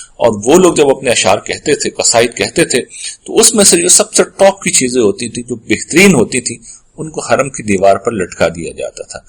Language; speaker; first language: Urdu; native; Urdu